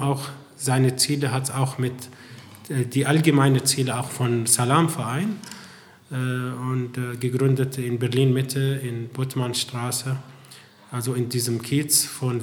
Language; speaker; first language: German; non-native, fluent; Arabic